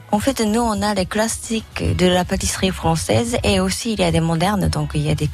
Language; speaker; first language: French; non-native, learner; Japanese